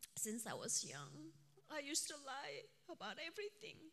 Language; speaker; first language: English; non-native, fluent; Korean